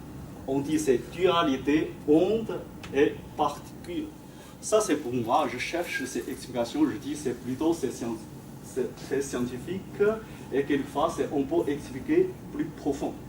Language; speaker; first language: French; non-native, fluent; Chinese